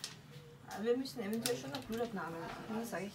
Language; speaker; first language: German; native; German